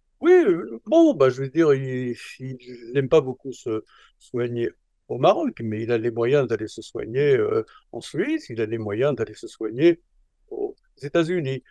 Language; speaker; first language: French; non-native, local second language; Arabic